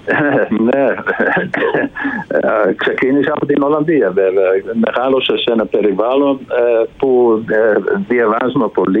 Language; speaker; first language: Greek; non-native, fluent; Dutch